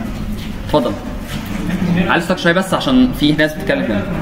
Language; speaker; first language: Arabic; native; Arabic